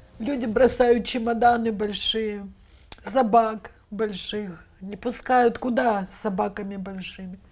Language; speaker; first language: Russian; native; Russian